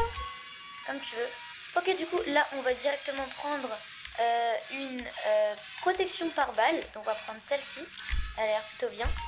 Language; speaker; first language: French; native; French